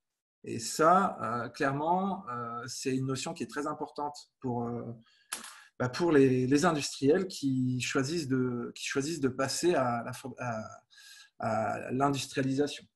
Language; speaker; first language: French; native; French